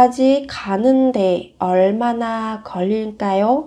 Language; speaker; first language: Korean; non-native, fluent; Vietnamese